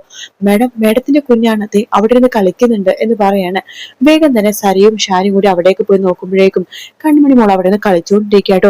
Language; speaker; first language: Malayalam; native; Malayalam